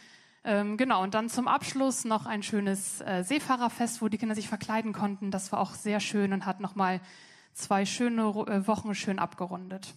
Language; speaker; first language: German; native; German